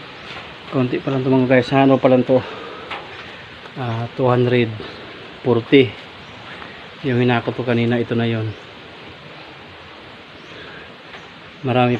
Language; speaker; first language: Filipino; non-native, local second language; Bikol